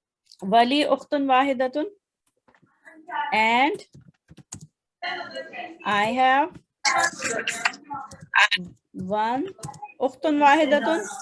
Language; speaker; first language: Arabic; non-native, fluent; Urdu